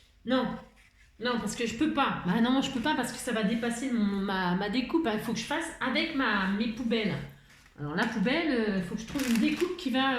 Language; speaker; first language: French; native; French